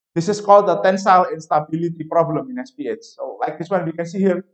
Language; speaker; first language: English; non-native, fluent; Indonesian